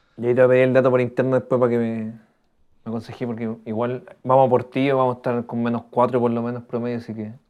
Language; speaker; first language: Spanish; native; Spanish